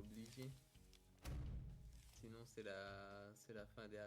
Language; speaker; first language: French; native; French